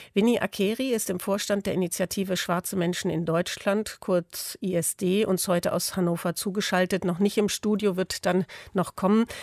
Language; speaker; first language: German; native; German